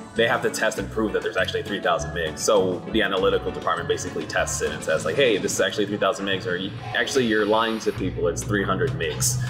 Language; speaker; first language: English; native; English